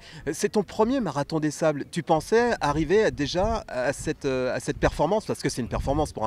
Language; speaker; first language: French; native; French